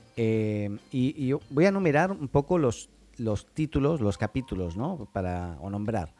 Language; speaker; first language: Spanish; native; Spanish